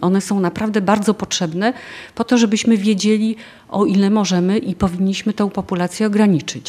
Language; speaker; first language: Polish; native; Polish